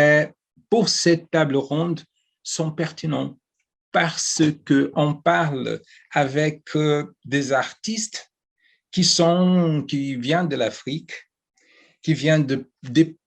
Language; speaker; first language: French; non-native, fluent; Portuguese